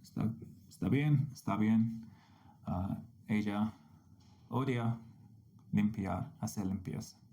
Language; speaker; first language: Spanish; non-native, fluent; English